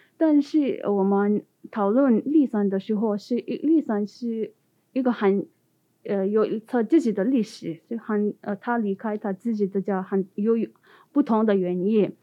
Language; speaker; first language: Chinese; non-native, learner; Tibetan